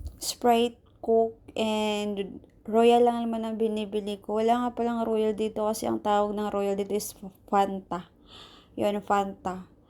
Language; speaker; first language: Filipino; native; Filipino